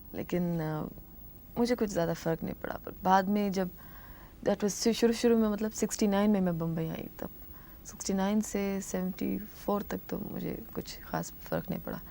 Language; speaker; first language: Hindi; non-native, local second language; Telugu